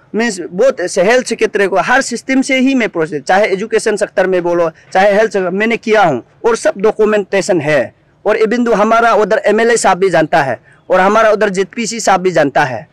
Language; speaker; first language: Hindi; non-native, local second language; Nyishi